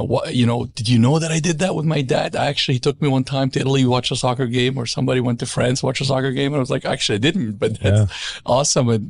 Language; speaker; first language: English; non-native, fluent; Arabic